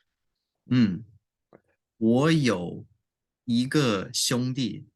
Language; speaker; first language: Chinese; non-native, learner; English